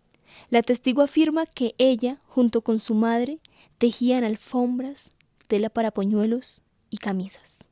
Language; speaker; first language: Spanish; native; Spanish